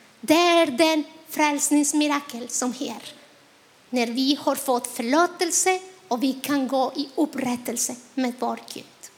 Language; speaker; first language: Swedish; non-native, fluent; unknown